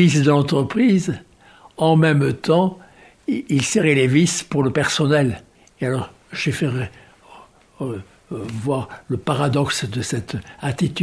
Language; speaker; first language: French; native; French